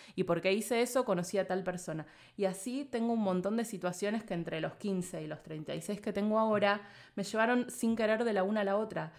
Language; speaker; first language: Spanish; native; Spanish